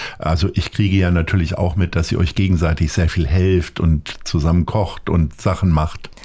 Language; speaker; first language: German; native; German